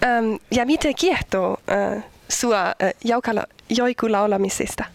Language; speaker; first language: Finnish; non-native, learner; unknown